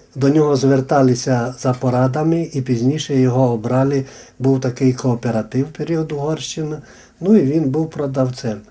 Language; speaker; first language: Ukrainian; native; Ukrainian